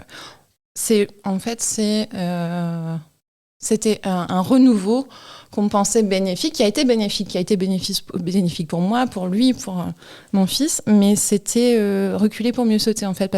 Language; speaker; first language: French; native; French